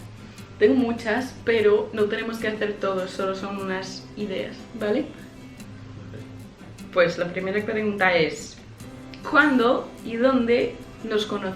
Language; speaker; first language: Spanish; non-native, fluent; English